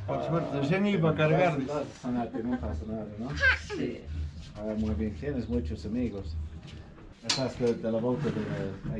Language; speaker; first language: Spanish; non-native, learner; English